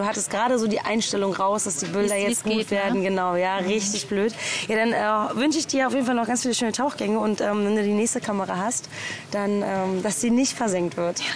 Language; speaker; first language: German; native; German